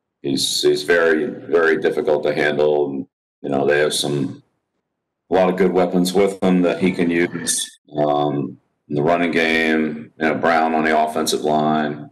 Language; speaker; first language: English; native; English